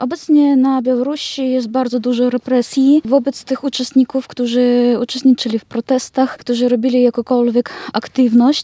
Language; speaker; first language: Polish; non-native, fluent; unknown